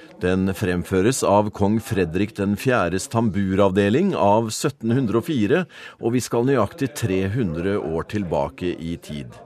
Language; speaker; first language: Norwegian; native; Norwegian